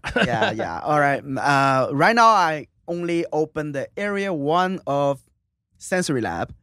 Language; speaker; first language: English; non-native, fluent; Chinese